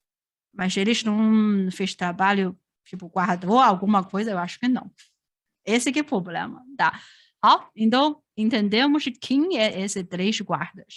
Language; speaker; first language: Portuguese; non-native, fluent; Chinese